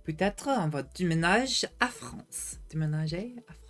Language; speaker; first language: French; non-native, learner; English